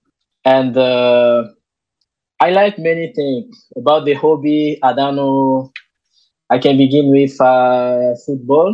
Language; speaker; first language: English; non-native, learner; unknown